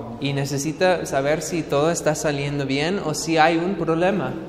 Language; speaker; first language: Spanish; non-native, fluent; English